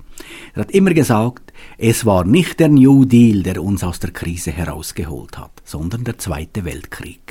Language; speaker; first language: German; native; German